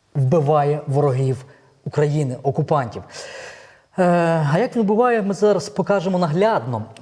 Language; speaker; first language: Ukrainian; native; Ukrainian